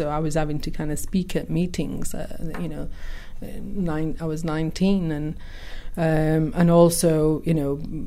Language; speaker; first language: English; early bilingual, other home language; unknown